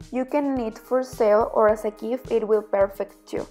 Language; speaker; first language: English; non-native, fluent; Spanish